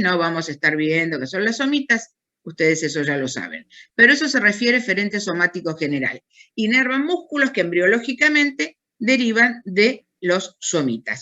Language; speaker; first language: Spanish; native; Spanish